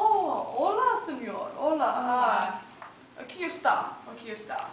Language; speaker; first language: Spanish; non-native, learner; English